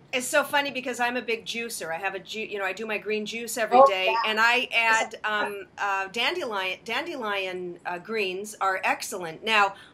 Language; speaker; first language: English; native; English